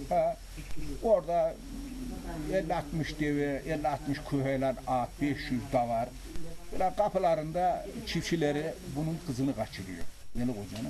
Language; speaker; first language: Turkish; native; Turkish